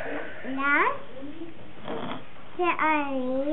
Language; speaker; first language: French; non-native, learner; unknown